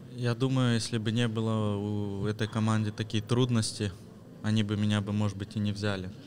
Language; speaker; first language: Russian; early bilingual, heritage; Russian